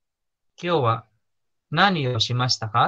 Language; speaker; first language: Japanese; non-native, fluent; Filipino